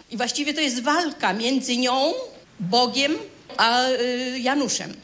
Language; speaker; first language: Polish; native; Polish